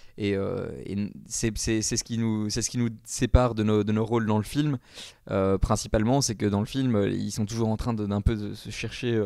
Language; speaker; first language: French; native; French